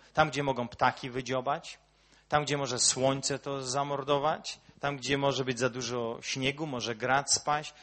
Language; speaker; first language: Polish; early bilingual, heritage; Polish